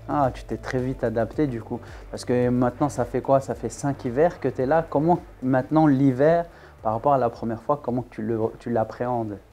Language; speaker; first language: French; native; French